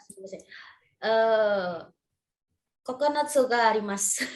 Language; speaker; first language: Japanese; non-native, learner; Indonesian